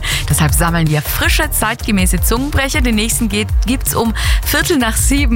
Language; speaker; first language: German; native; German